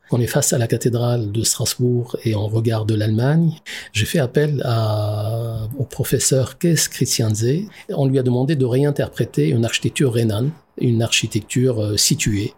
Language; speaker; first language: French; non-native, local second language; Arabic